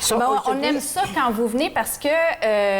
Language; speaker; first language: French; native; French